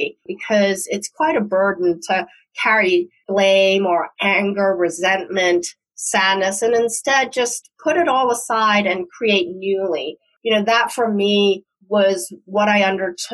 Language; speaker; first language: English; non-native, local second language; Cantonese